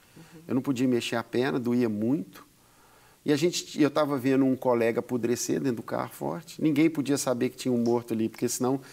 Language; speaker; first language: Portuguese; native; Portuguese